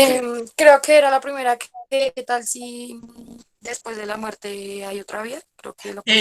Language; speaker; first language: Spanish; native; Spanish